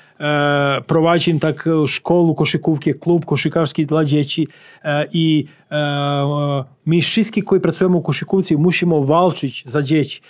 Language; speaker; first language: Polish; non-native, learner; Serbian